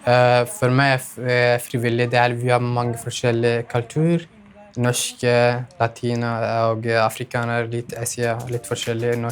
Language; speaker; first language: Norwegian; non-native, learner; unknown